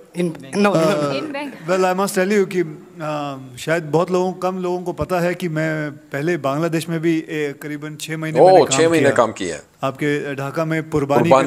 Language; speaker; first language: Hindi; native; Hindi